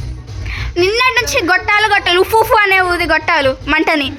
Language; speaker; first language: Telugu; native; Telugu